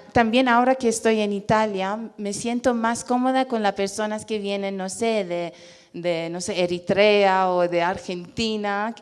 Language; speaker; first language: Spanish; non-native, fluent; Persian